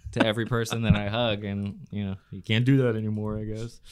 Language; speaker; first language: English; native; English